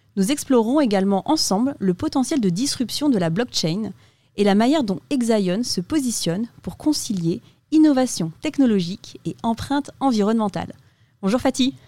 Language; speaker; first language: French; native; French